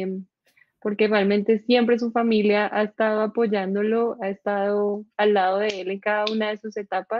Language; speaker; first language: Spanish; native; Spanish